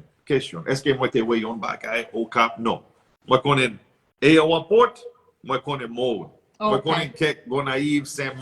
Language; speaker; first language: Haitian Creole; non-native, learner; English